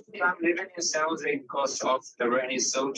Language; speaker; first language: English; non-native, learner; Vietnamese